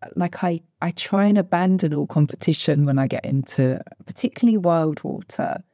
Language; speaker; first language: English; native; English